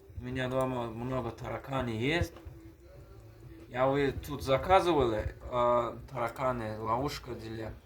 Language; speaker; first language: Russian; non-native, learner; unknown